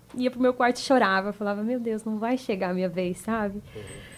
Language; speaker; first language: Portuguese; native; Portuguese